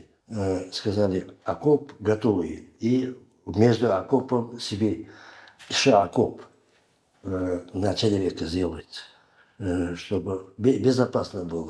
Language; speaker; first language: Russian; non-native, learner; Uzbek